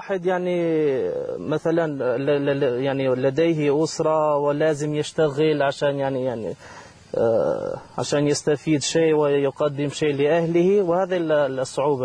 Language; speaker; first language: Arabic; non-native, fluent; Albanian